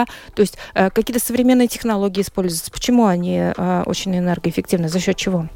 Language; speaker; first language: Russian; native; Russian